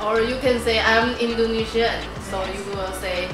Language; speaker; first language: English; non-native, learner; Chinese